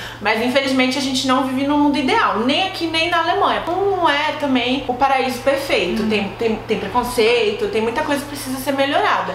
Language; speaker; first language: Portuguese; native; Portuguese